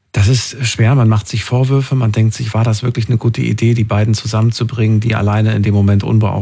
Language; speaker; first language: German; native; German